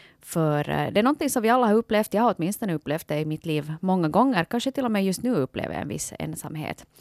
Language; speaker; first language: Swedish; native; Swedish